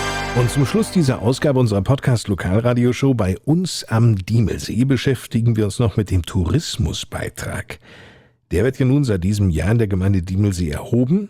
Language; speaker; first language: German; native; German